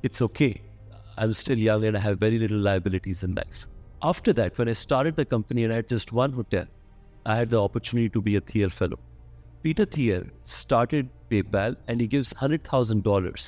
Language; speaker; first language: English; non-native, local second language; Hindi